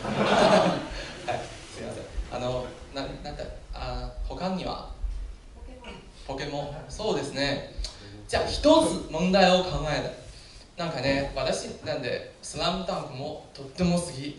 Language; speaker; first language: Japanese; non-native, learner; Chinese